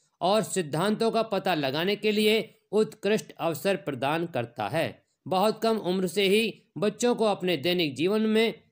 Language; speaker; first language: Hindi; native; Hindi